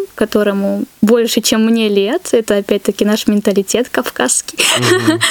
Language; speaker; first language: Russian; native; Russian